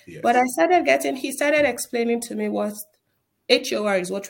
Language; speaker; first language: English; non-native, local second language; Yoruba